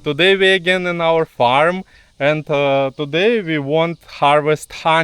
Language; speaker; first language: English; non-native, learner; Russian